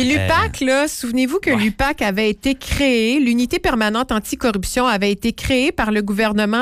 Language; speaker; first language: French; native; French